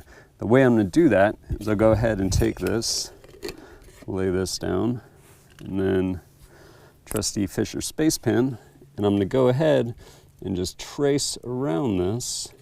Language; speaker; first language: English; native; English